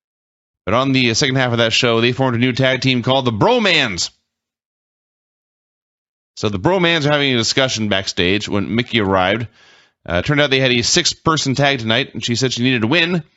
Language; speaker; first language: English; native; English